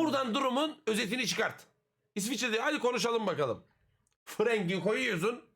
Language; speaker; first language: Turkish; native; Turkish